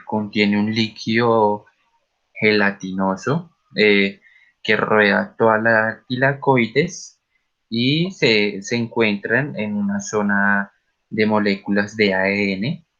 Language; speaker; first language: Spanish; native; Spanish